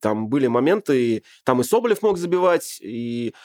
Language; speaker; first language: Russian; native; Russian